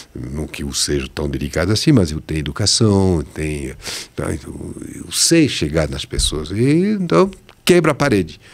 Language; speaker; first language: Portuguese; non-native, fluent; French